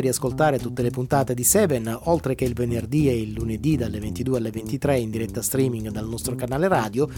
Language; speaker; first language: Italian; native; Italian